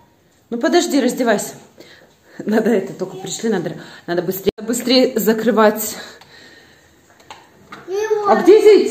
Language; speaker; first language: Russian; native; Russian